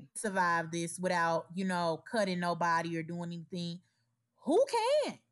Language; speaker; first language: English; native; English